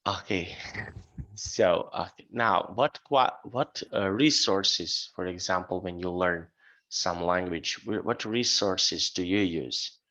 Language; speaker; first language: English; non-native, fluent; Serbian